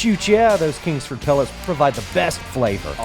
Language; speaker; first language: English; native; English